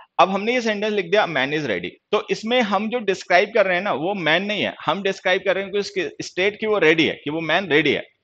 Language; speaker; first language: Hindi; native; Hindi